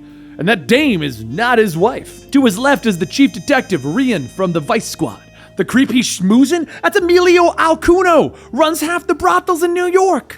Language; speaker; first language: English; native; English